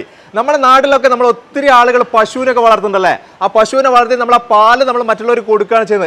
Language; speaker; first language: Malayalam; native; Malayalam